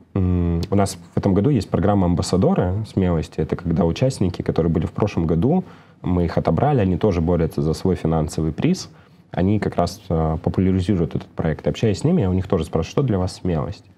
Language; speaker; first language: Russian; native; Russian